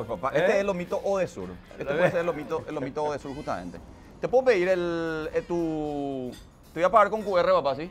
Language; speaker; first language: Spanish; native; Spanish